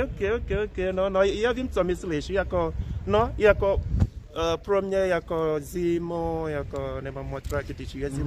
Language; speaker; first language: Czech; non-native, learner; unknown